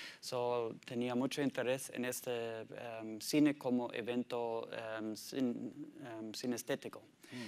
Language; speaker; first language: Spanish; non-native, learner; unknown